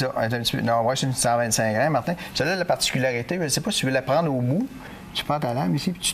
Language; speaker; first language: French; native; French